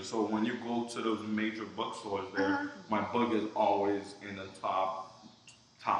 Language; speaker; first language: English; early bilingual, other home language; Haitian Creole